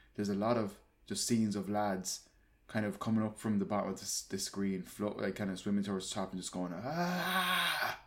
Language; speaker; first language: English; native; English